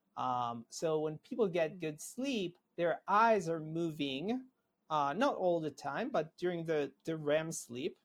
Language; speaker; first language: English; non-native, fluent; Hebrew